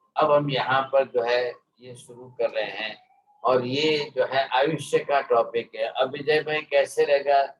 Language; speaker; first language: Hindi; non-native, local second language; Gujarati